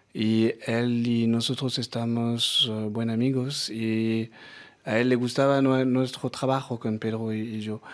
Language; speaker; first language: Spanish; non-native, learner; French